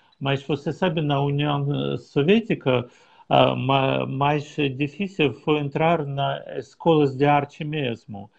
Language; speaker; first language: Portuguese; non-native, learner; Russian